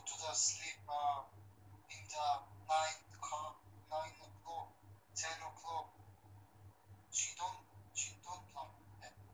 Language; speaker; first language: English; non-native, learner; Romany